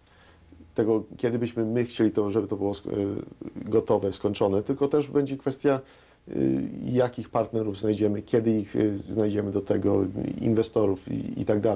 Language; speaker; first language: Polish; early bilingual, heritage; Polish